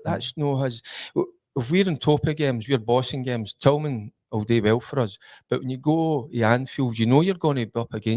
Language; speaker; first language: English; native; English